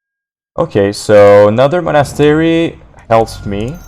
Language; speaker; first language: English; non-native, fluent; French